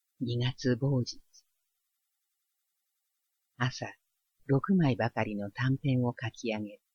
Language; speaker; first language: Japanese; native; Japanese